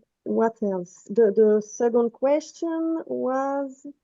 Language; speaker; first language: English; non-native, fluent; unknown